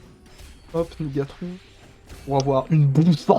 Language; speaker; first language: French; native; French